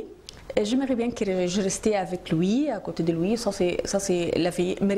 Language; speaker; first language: French; non-native, learner; Arabic